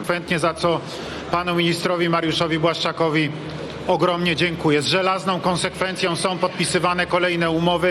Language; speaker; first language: Polish; native; Polish